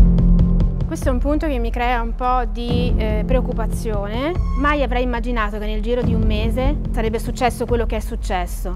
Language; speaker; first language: Italian; native; Italian